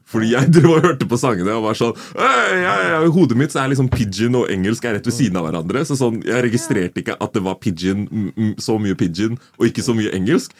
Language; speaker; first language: Norwegian; early bilingual, other home language; Nigerian Pidgin